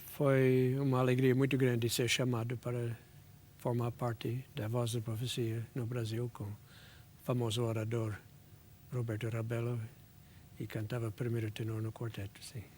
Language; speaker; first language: Portuguese; non-native, fluent; English